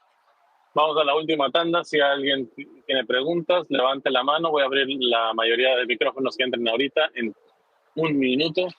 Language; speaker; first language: Spanish; native; Spanish